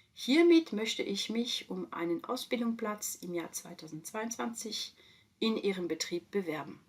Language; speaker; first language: German; non-native, fluent; French